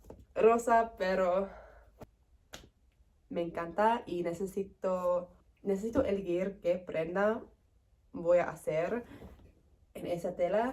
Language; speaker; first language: Spanish; non-native, learner; English